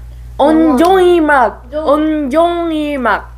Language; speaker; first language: Korean; non-native, fluent; Japanese